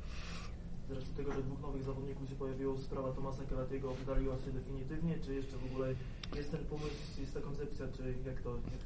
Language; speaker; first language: Polish; native; Polish